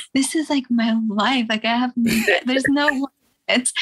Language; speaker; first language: English; early bilingual, other home language; Russian